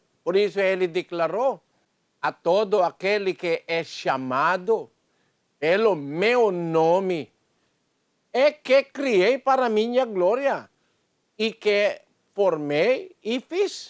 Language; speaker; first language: Portuguese; non-native, learner; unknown